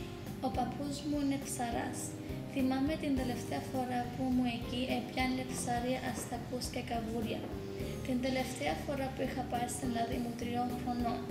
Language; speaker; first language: Greek; early bilingual, heritage; Greek